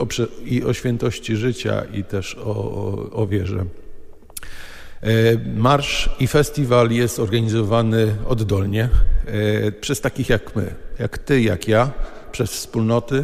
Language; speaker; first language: Polish; native; Polish